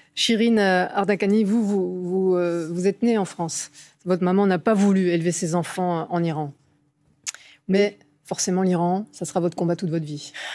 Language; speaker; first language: French; native; French